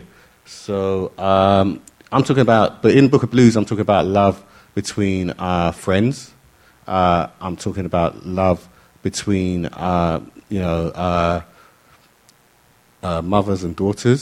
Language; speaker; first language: English; native; English